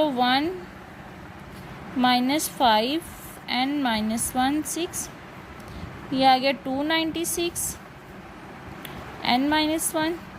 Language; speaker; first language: Hindi; non-native, local second language; Punjabi